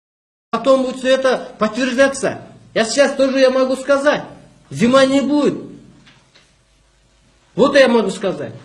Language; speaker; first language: Russian; non-native, local second language; Kyrgyz